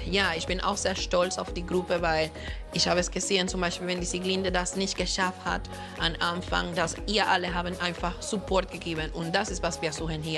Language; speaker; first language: German; non-native, fluent; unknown